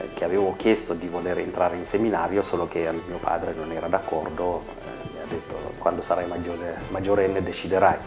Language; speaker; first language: Italian; non-native, fluent; Tigrinya